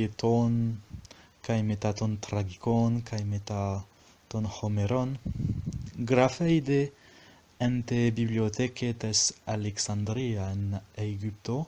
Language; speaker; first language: Greek; non-native, fluent; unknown